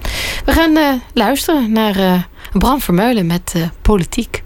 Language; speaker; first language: Dutch; native; Dutch